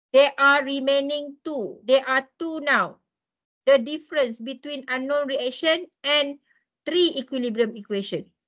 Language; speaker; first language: English; non-native, local second language; Malay